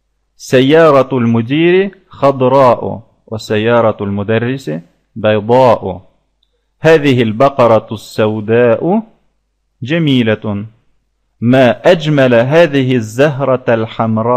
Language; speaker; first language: Arabic; non-native, fluent; Russian